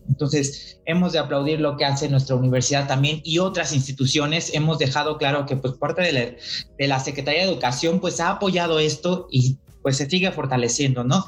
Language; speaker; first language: Spanish; native; Spanish